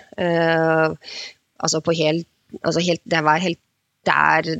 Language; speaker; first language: Norwegian; non-native, fluent; Russian